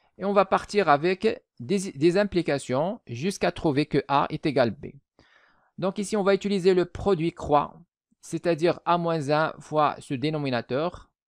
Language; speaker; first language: French; non-native, local second language; Arabic